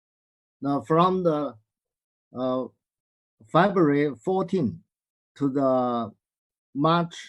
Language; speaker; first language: English; non-native, learner; Chinese